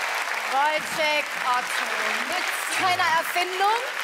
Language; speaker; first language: German; native; German